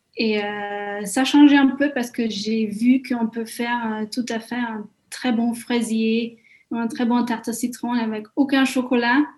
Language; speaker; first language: French; non-native, fluent; Hungarian